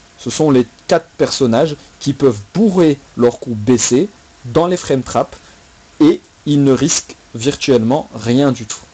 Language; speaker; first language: French; native; French